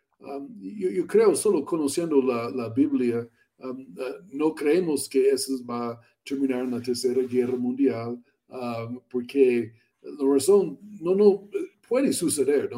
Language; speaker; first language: Spanish; non-native, learner; English